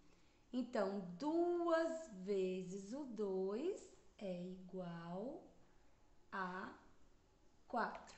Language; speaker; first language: Portuguese; native; Portuguese